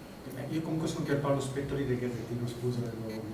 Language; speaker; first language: Italian; native; Italian